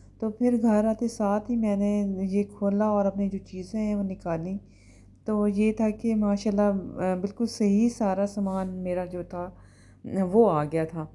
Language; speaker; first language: Urdu; native; Urdu